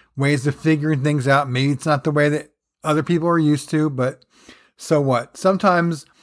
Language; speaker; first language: English; native; English